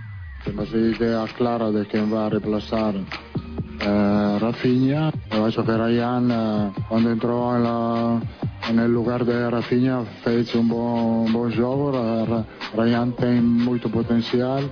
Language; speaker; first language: Portuguese; non-native, fluent; Italian